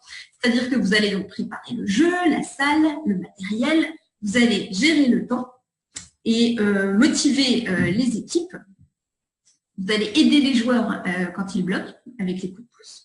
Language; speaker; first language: French; native; French